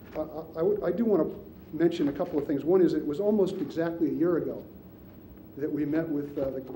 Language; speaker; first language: English; native; English